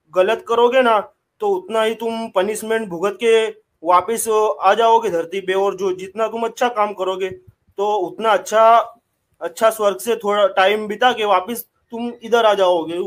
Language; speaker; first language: Hindi; non-native, local second language; Gujarati